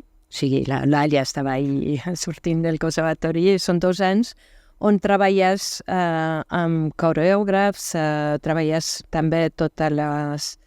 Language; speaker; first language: Catalan; non-native, fluent; French